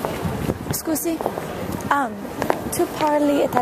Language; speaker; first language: Italian; non-native, learner; English